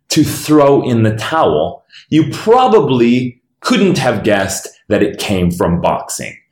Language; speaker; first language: English; native; English